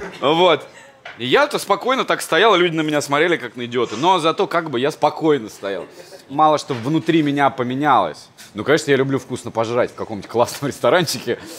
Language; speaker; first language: Russian; native; Russian